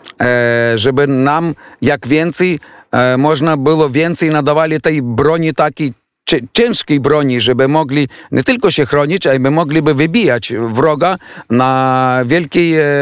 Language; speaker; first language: Polish; non-native, fluent; Ukrainian